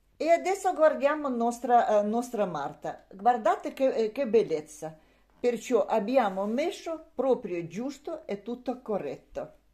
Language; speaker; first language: Italian; non-native, learner; Russian